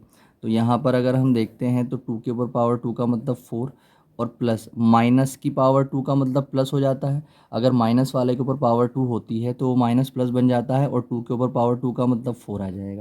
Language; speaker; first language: Hindi; native; Hindi